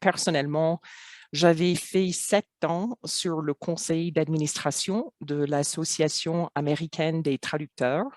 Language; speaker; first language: French; non-native, fluent; English